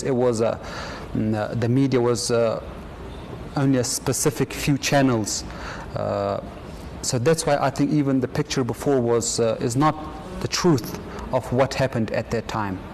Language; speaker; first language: English; non-native, fluent; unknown